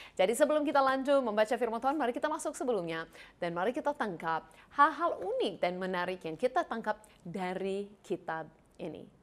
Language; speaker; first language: Indonesian; non-native, fluent; English